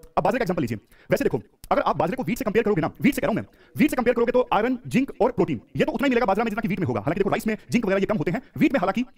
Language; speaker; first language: Hindi; native; Hindi